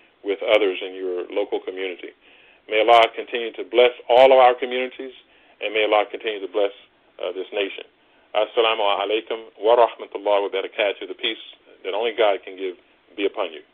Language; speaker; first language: English; native; English